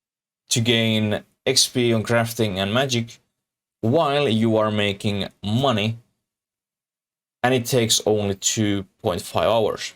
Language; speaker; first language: English; non-native, learner; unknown